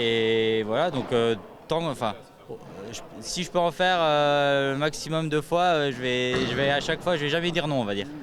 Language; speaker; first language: French; native; French